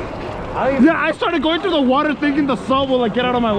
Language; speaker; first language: English; native; English